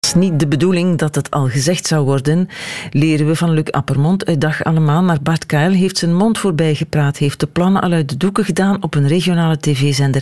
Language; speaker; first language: Dutch; native; Dutch